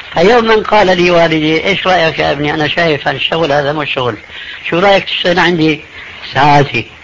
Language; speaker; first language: Arabic; early bilingual, other home language; Albanian